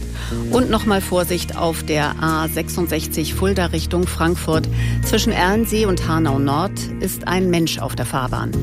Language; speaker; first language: German; native; German